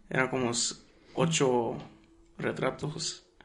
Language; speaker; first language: Spanish; early bilingual, heritage; Spanish